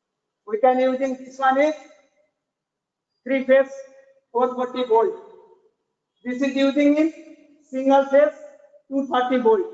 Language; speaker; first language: English; non-native, learner; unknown